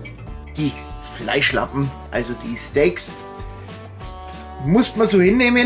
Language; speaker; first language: German; native; German